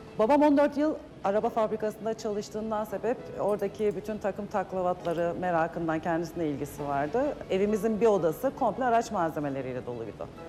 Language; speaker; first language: Turkish; native; Turkish